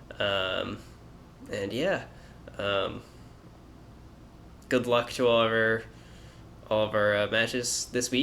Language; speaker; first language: English; native; English